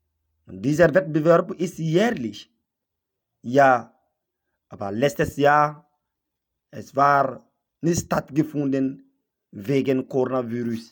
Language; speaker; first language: German; non-native, learner; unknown